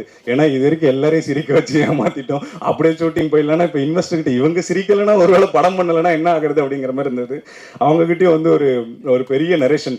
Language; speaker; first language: Tamil; native; Tamil